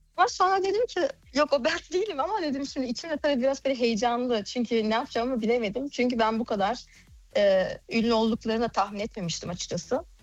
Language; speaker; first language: Turkish; early bilingual, heritage; Turkish